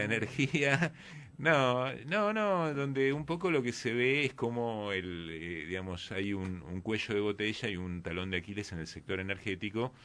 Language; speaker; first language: Spanish; native; Spanish